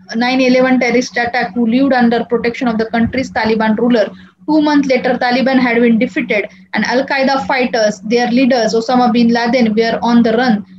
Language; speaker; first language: English; non-native, local second language; Marathi